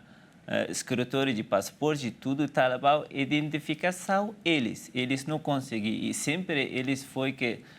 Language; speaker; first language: Portuguese; non-native, learner; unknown